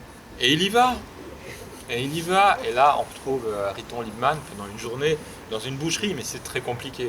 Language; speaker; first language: French; native; French